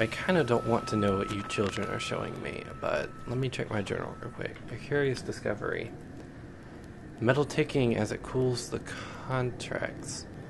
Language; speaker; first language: English; native; English